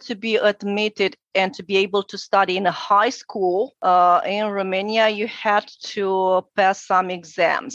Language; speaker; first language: English; non-native, fluent; Romanian